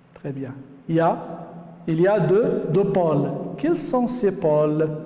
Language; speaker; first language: French; non-native, local second language; Arabic